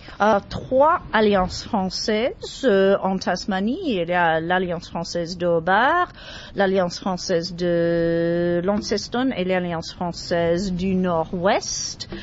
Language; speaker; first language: French; non-native, fluent; English